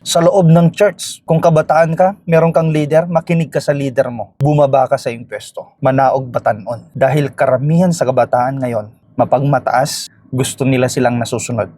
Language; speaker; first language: Filipino; non-native, local second language; Iloko